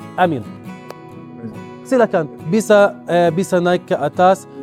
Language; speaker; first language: Indonesian; non-native, learner; Arabic